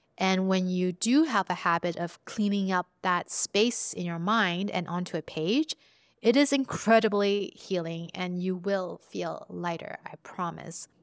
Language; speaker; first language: English; early bilingual, other home language; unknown